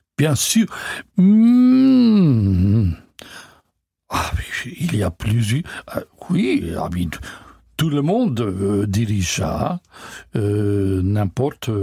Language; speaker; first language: French; non-native, learner; English